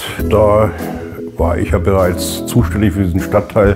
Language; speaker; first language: German; native; German